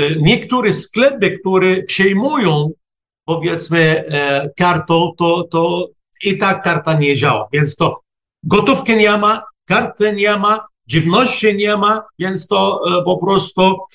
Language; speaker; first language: Polish; non-native, fluent; Arabic